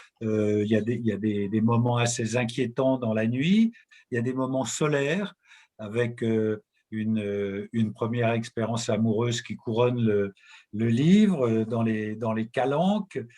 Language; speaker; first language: French; native; French